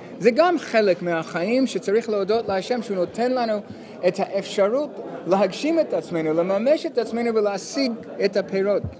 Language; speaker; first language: Hebrew; non-native, fluent; English